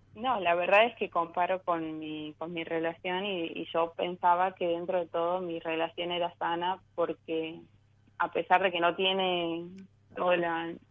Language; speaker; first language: Spanish; native; Spanish